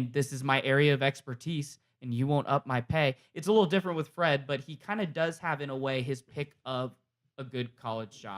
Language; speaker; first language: English; native; English